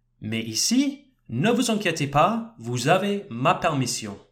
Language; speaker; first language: French; non-native, fluent; English